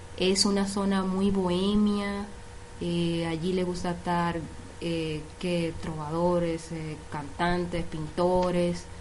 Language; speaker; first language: Spanish; native; Spanish